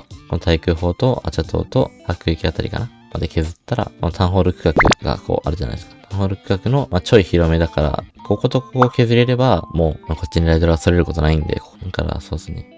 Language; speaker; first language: Japanese; native; Japanese